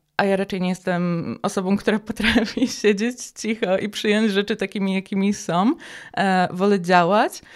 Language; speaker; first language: Polish; native; Polish